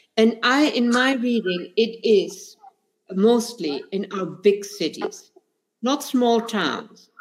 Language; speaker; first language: English; non-native, fluent; Spanish